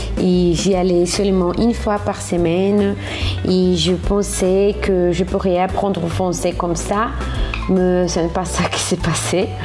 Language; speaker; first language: French; non-native, learner; Portuguese